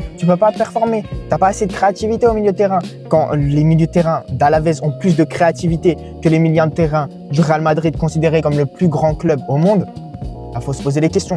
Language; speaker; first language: French; native; French